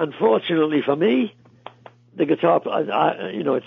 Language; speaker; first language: English; native; English